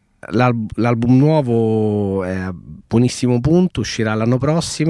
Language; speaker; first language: Italian; native; Italian